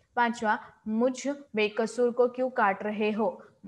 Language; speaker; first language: Hindi; non-native, local second language; Marathi